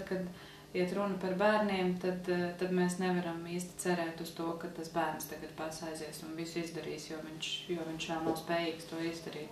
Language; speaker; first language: Latvian; native; Latvian